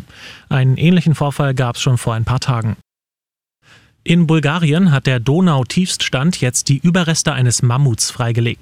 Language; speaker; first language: German; native; German